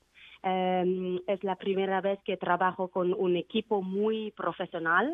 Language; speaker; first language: Spanish; non-native, learner; Vietnamese